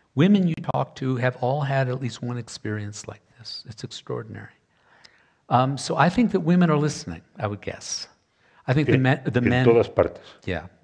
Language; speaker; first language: English; native; English